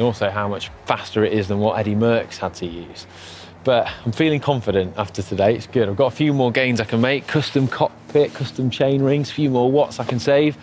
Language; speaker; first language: English; native; English